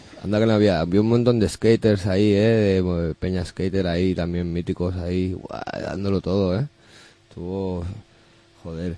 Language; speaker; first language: Spanish; native; Spanish